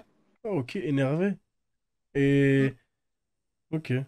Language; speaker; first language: French; native; French